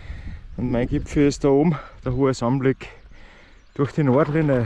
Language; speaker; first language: German; native; German